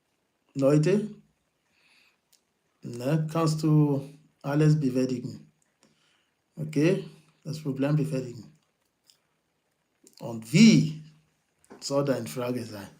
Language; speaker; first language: German; non-native, learner; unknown